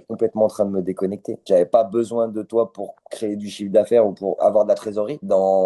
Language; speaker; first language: French; native; French